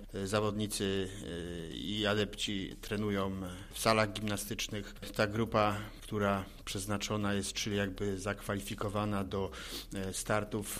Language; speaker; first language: Polish; native; Polish